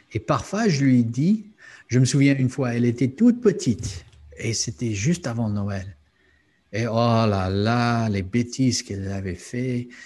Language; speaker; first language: French; non-native, fluent; English